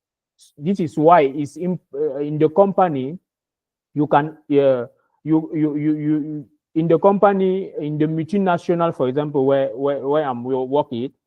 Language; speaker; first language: English; non-native, learner; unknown